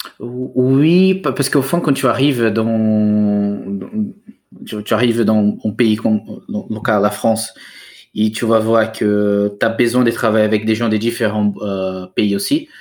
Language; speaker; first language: French; non-native, fluent; Portuguese